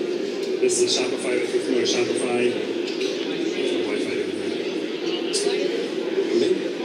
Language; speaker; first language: English; native; English